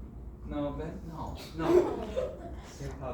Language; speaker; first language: French; non-native, fluent; English